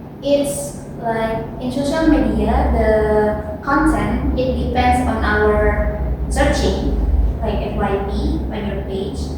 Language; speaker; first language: English; non-native, learner; Indonesian